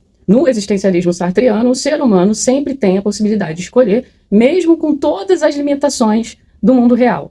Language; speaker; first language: Portuguese; native; Portuguese